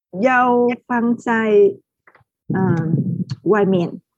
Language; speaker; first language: Chinese; non-native, fluent; Vietnamese